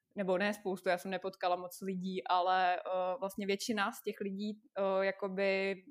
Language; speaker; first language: Czech; non-native, fluent; Russian